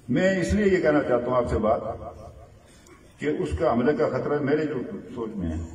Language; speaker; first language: Urdu; non-native, local second language; Pahari-Potwari